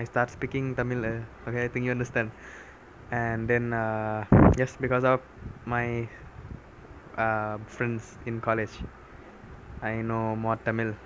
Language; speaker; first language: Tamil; non-native, learner; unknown